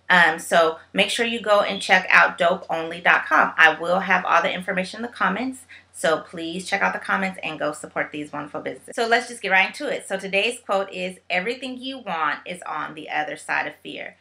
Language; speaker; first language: English; native; English